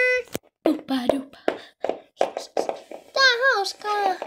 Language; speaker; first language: Finnish; native; Finnish